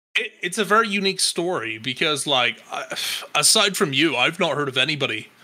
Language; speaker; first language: English; native; English